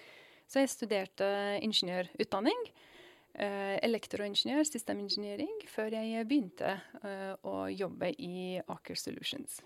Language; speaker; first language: Norwegian; non-native, fluent; Persian